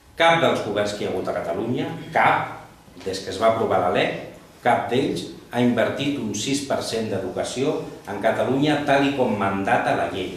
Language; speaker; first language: Catalan; non-native, local second language; Spanish